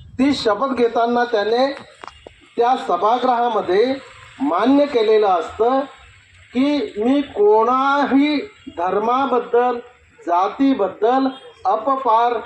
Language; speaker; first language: Marathi; non-native, local second language; Bhili